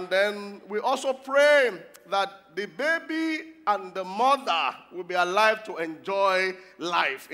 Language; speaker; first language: English; non-native, local second language; Yoruba